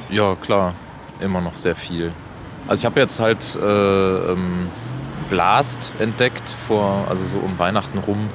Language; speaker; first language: German; native; German